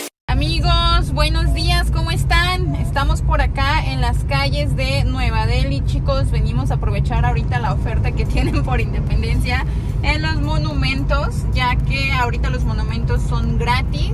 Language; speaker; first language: Spanish; native; Spanish